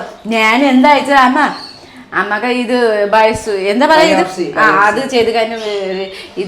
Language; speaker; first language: Malayalam; non-native, fluent; Nepali